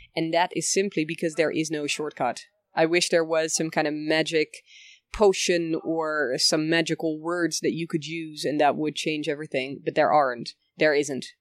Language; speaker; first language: English; early bilingual, other home language; Dutch